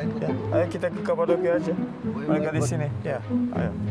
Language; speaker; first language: Indonesian; non-native, learner; Turkish